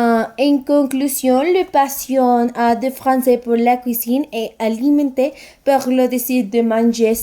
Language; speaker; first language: French; non-native, learner; Spanish